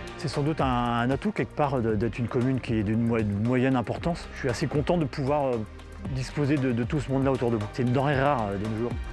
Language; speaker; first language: French; native; French